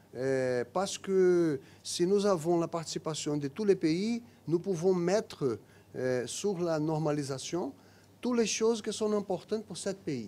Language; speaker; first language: French; non-native, fluent; Portuguese